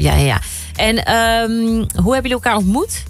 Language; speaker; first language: Dutch; native; Dutch